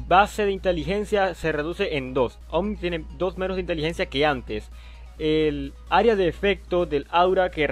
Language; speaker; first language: Spanish; native; Spanish